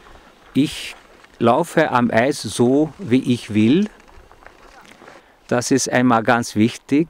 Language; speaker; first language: German; non-native, fluent; Hungarian